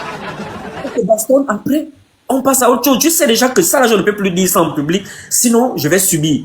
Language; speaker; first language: French; non-native, local second language; Fang